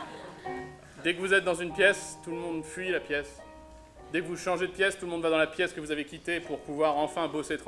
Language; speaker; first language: French; native; French